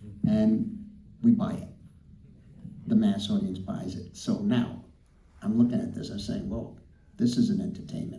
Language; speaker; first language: English; native; English